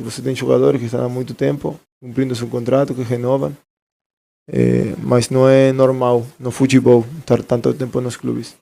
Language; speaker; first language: Portuguese; non-native, fluent; Spanish